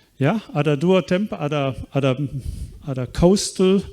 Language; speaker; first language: Indonesian; non-native, fluent; German